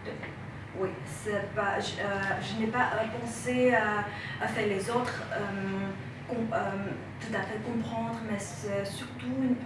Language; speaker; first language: French; non-native, fluent; Chinese